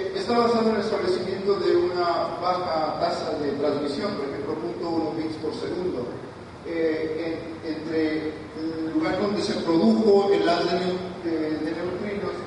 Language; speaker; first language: Spanish; native; Spanish